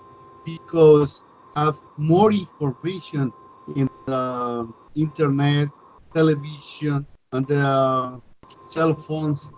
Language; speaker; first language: English; non-native, learner; Spanish